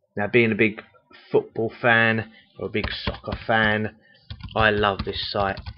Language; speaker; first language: English; native; English